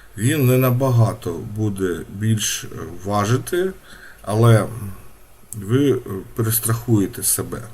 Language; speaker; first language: Ukrainian; non-native, local second language; Russian